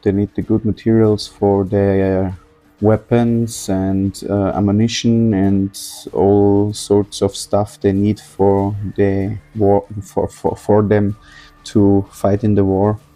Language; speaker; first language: English; non-native, fluent; German